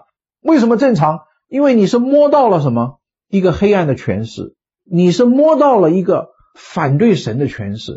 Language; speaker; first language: Chinese; native; Chinese